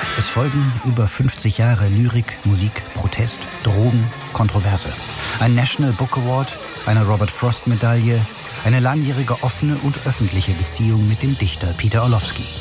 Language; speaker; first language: German; native; German